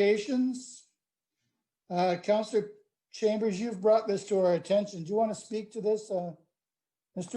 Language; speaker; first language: English; native; English